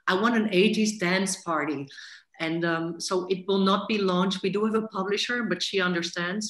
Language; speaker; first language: English; non-native, fluent; Dutch